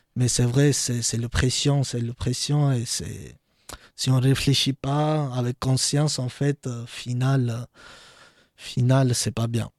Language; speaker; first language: French; non-native, learner; Georgian